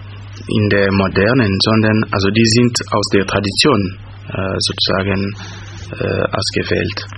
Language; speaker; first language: German; non-native, fluent; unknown